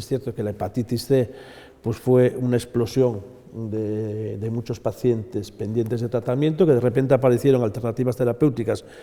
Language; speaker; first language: Spanish; native; Spanish